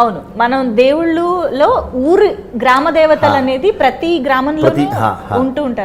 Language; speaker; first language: Telugu; native; Telugu